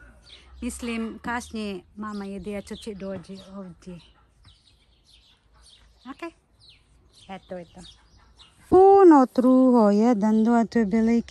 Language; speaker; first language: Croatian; non-native, learner; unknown